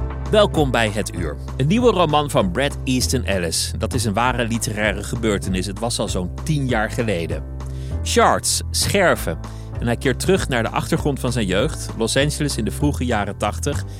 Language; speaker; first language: Dutch; native; Dutch